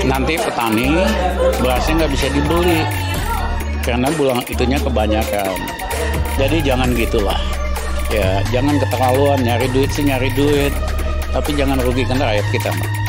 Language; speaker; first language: Indonesian; native; Indonesian